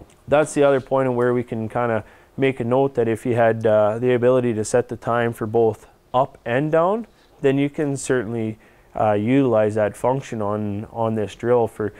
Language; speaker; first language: English; native; English